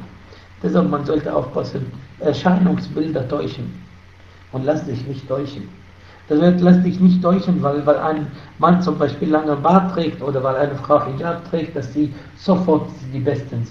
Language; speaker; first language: German; non-native, fluent; Arabic